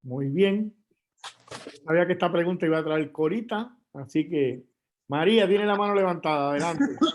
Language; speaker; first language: Spanish; native; Spanish